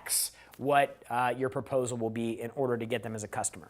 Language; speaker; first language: English; native; English